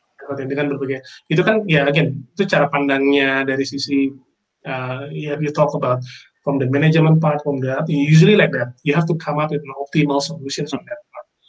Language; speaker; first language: English; non-native, fluent; Indonesian